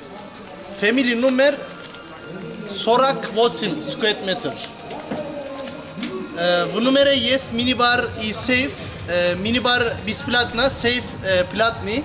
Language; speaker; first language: Russian; non-native, learner; Turkish